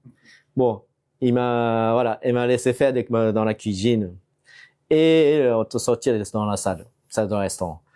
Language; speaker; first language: French; non-native, fluent; Japanese